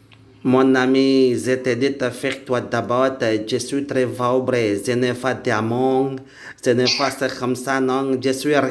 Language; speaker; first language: French; non-native, learner; Indonesian